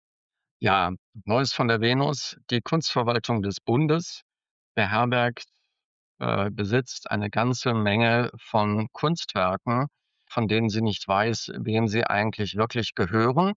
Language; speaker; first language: German; native; German